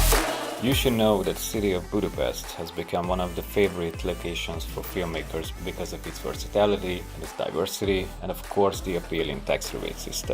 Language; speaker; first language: English; non-native, fluent; Hungarian